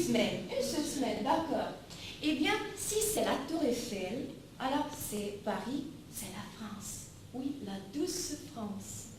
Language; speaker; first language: French; non-native, fluent; Russian